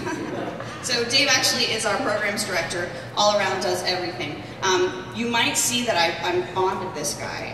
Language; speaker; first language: English; native; English